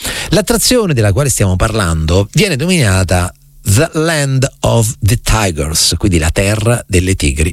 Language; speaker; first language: Italian; native; Italian